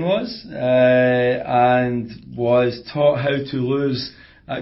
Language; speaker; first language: English; native; English